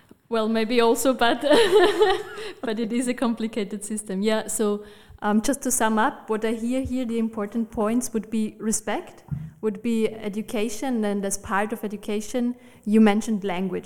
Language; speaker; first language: English; non-native, fluent; German